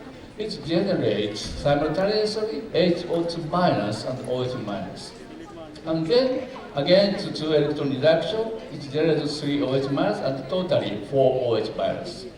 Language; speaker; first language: English; non-native, fluent; Japanese